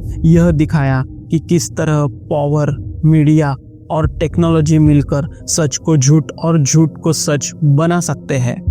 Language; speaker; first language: Hindi; non-native, local second language; Marathi